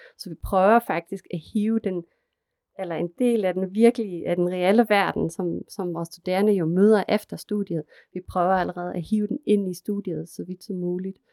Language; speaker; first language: Danish; non-native, fluent; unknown